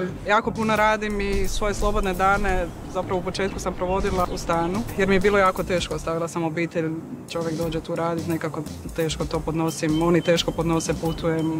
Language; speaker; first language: Serbian; native; Serbian